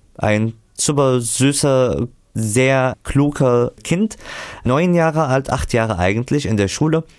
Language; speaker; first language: German; non-native, fluent; Arabic